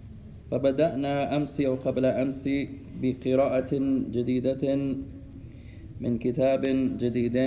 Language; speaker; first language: Arabic; non-native, fluent; English